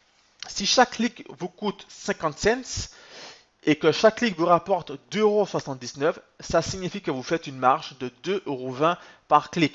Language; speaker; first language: French; native; French